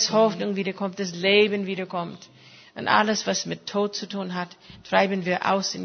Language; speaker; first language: German; non-native, fluent; English